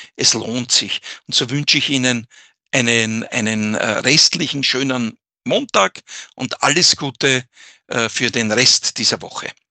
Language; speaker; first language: German; native; German